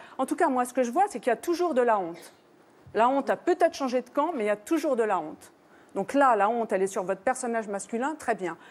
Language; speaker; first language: French; native; French